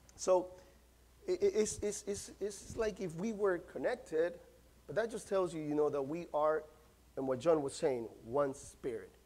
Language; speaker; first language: English; non-native, fluent; Spanish